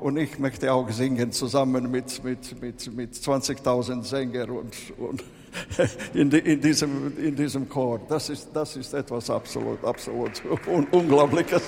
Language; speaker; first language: German; non-native, fluent; Latvian